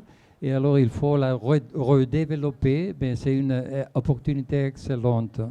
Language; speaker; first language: French; non-native, fluent; Spanish